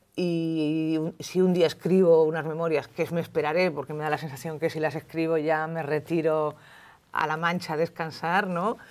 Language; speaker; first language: Spanish; native; Spanish